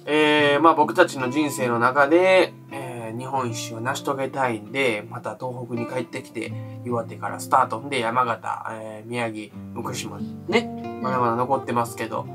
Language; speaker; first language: Japanese; native; Japanese